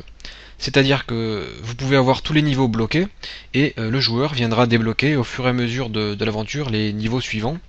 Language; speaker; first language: French; native; French